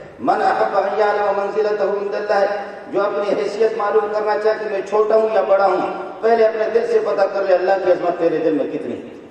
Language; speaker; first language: Urdu; non-native, local second language; Brahui